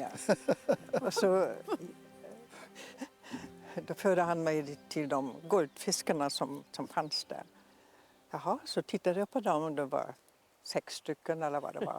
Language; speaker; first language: Swedish; non-native, fluent; German